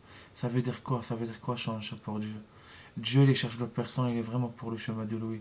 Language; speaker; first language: French; non-native, learner; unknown